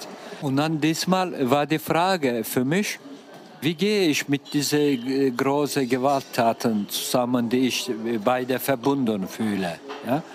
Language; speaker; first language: German; non-native, fluent; Turkish